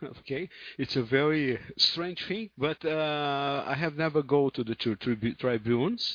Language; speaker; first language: English; non-native, learner; Portuguese